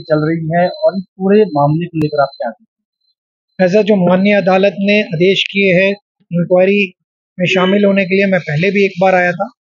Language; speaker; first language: Hindi; native; Hindi